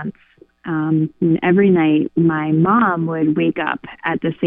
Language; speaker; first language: English; native; English